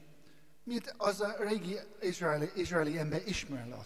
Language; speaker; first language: Hungarian; non-native, learner; English